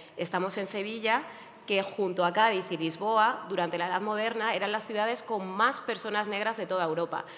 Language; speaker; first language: Spanish; native; Spanish